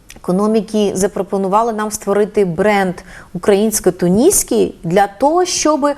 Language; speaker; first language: Ukrainian; native; Ukrainian